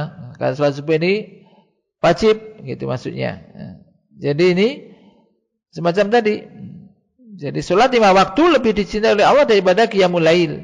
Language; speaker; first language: Indonesian; native; Indonesian